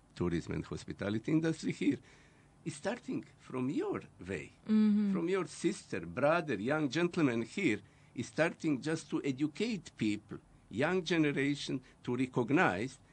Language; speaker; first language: English; non-native, fluent; Croatian